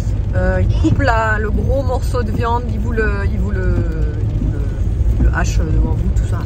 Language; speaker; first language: French; native; French